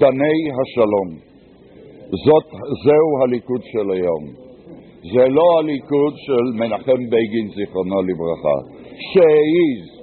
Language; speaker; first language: Hebrew; native; Hebrew